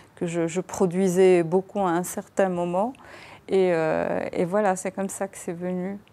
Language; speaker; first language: French; non-native, local second language; Arabic